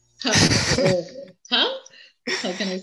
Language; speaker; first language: English; non-native, learner; Portuguese